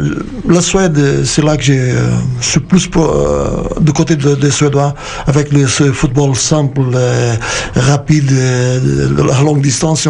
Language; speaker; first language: French; non-native, fluent; Portuguese